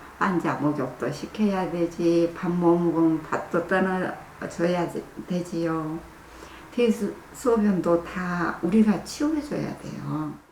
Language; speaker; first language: Korean; native; Korean